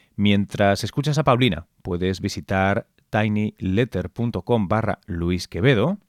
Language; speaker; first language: Spanish; native; Spanish